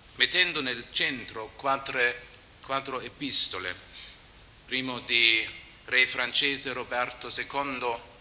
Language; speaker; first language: Italian; non-native, learner; German